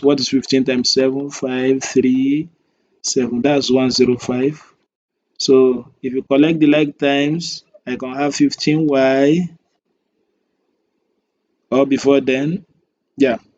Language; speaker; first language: English; non-native, local second language; Yoruba